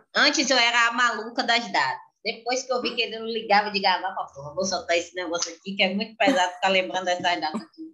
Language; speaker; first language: Portuguese; native; Portuguese